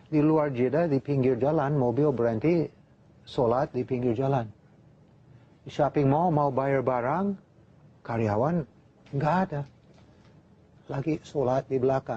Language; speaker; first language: Indonesian; non-native, learner; English